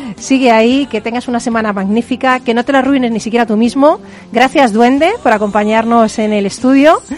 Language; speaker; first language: Spanish; native; Spanish